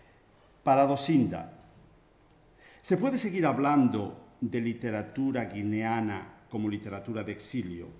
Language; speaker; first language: Spanish; native; Spanish